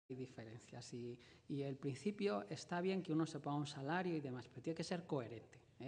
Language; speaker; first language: Spanish; native; Spanish